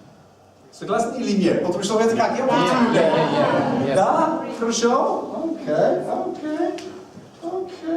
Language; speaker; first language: Russian; non-native, learner; English